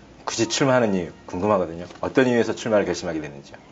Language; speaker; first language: Korean; native; Korean